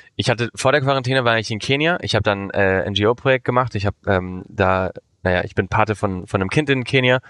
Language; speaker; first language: German; early bilingual, heritage; Spanish